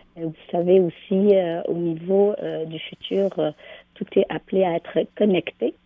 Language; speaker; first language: French; non-native, local second language; Arabic